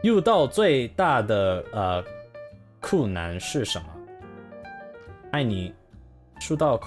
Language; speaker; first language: Chinese; non-native, learner; English